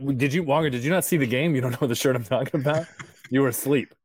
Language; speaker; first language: English; early bilingual, other home language; Portuguese